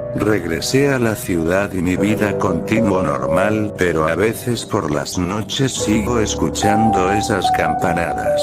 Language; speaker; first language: Spanish; native; Spanish